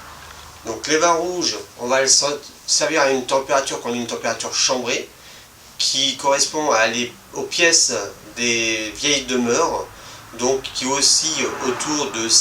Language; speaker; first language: French; native; French